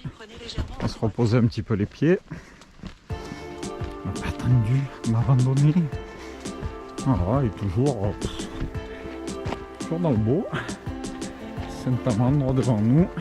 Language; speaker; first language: French; native; French